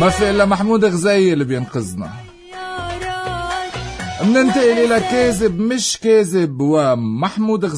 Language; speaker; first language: Arabic; native; Arabic